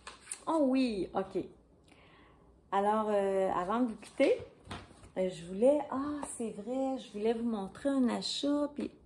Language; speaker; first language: French; native; French